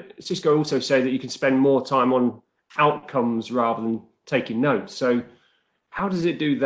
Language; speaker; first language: English; native; English